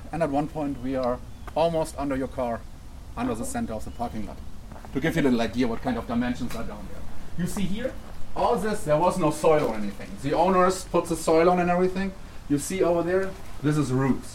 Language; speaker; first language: English; non-native, fluent; German